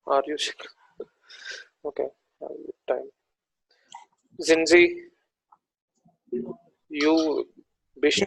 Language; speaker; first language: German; non-native, learner; Telugu